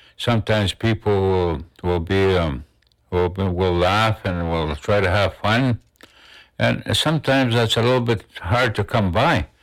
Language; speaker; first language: English; non-native, local second language; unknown